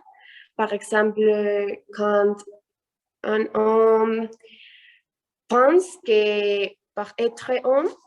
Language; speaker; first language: French; non-native, learner; Spanish